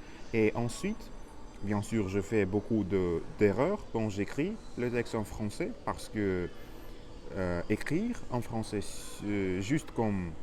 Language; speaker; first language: French; non-native, learner; Russian